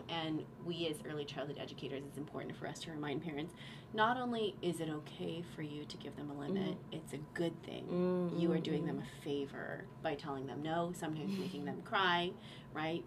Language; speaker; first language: English; native; English